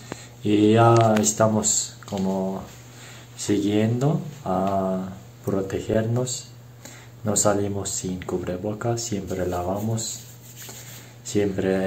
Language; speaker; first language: Spanish; non-native, learner; Turkish